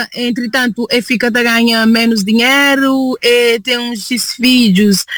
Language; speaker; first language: Portuguese; non-native, local second language; Kabuverdianu